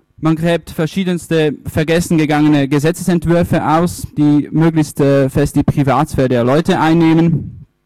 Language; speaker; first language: German; early bilingual, other home language; Italian